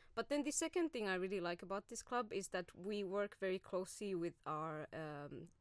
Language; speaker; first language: English; non-native, fluent; Finnish